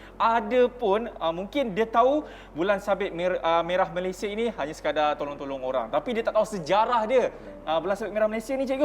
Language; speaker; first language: Malay; native; Malay